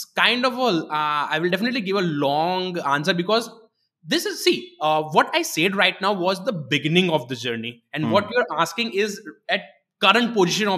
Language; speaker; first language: English; non-native, local second language; Gujarati